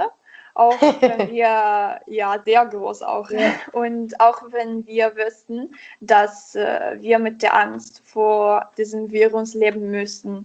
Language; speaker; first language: German; non-native, learner; Italian